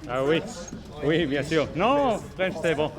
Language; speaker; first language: French; non-native, learner; German